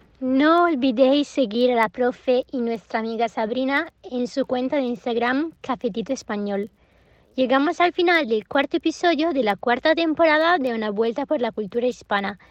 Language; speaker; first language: Spanish; non-native, fluent; Italian